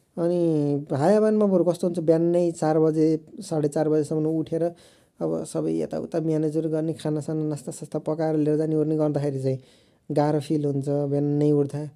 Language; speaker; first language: Nepali; native; Nepali